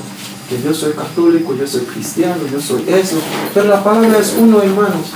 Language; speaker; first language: Spanish; non-native, learner; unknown